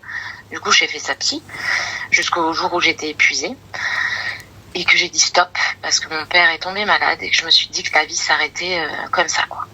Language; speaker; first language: French; native; French